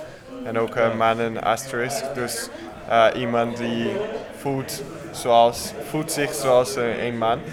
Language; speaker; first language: Dutch; non-native, learner; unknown